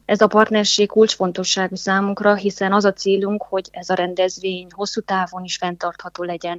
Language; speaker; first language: Hungarian; native; Hungarian